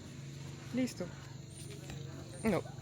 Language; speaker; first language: Spanish; non-native, learner; French